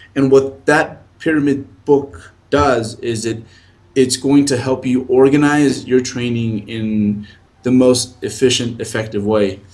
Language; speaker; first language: English; native; English